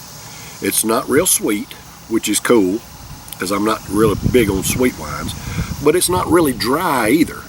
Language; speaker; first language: English; native; English